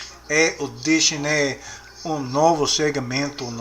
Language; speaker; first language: Portuguese; non-native, learner; English